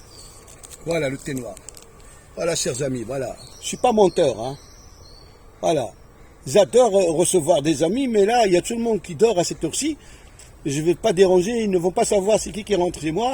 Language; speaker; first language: French; native; French